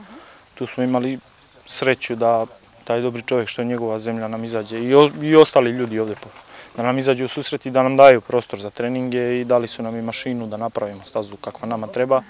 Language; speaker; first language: Serbian; native; Serbian